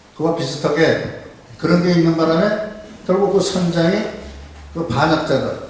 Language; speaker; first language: Korean; native; Korean